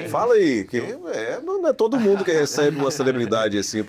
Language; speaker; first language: Portuguese; native; Portuguese